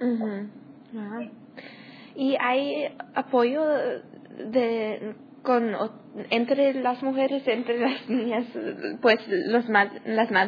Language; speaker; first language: Spanish; non-native, learner; English